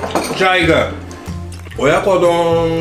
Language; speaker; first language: Chinese; non-native, fluent; Japanese